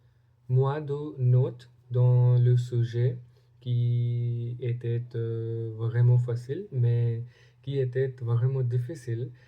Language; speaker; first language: French; non-native, learner; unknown